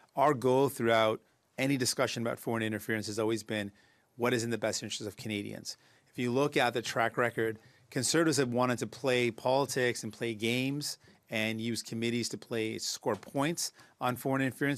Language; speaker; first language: English; native; English